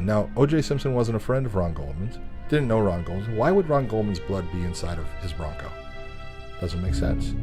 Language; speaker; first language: English; native; English